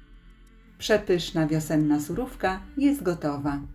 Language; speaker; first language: Polish; native; Polish